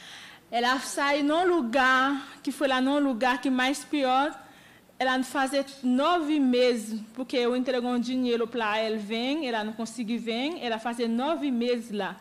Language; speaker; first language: Portuguese; non-native, learner; Haitian Creole